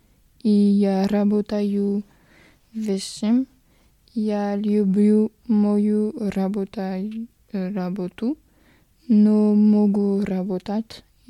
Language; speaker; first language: Russian; non-native, learner; French